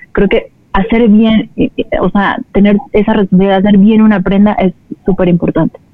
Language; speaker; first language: Spanish; native; Spanish